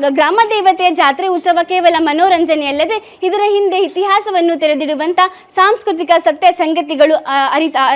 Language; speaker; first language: Kannada; native; Kannada